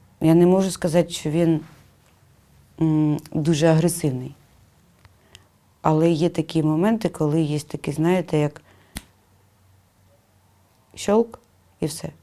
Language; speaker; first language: Ukrainian; native; Ukrainian